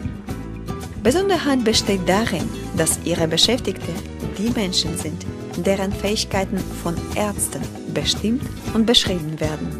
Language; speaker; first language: German; non-native, fluent; Ukrainian